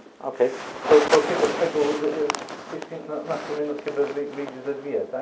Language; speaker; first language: Polish; non-native, fluent; English